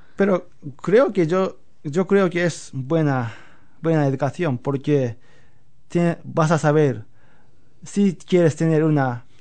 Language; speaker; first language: Spanish; non-native, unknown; Japanese